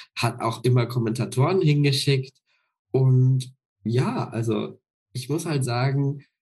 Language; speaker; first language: German; native; German